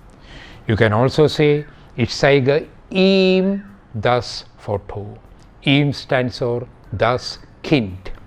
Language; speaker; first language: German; non-native, fluent; Malayalam